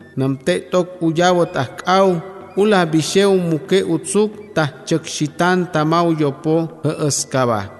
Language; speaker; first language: Spanish; non-native, local second language; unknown